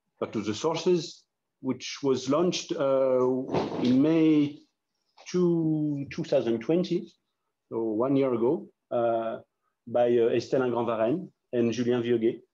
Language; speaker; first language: English; non-native, fluent; French